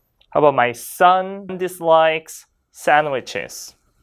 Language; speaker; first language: English; non-native, fluent; Korean